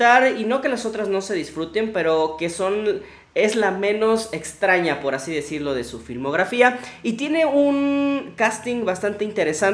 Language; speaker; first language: Spanish; native; Spanish